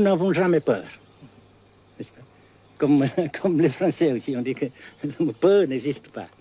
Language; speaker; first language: French; non-native, local second language; Vietnamese